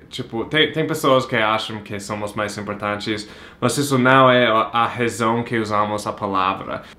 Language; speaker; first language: Portuguese; non-native, fluent; English